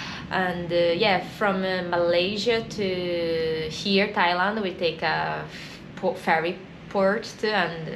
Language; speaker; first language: English; non-native, fluent; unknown